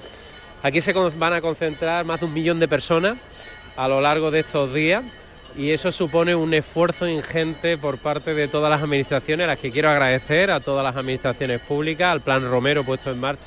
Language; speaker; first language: Spanish; native; Spanish